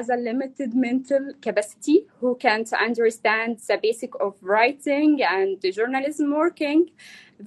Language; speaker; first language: English; non-native, learner; Arabic